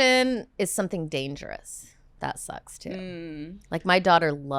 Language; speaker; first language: English; native; English